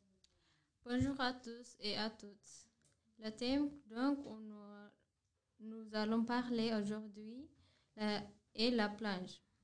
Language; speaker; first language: French; non-native, learner; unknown